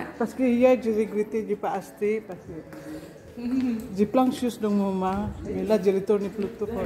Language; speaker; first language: French; non-native, learner; Filipino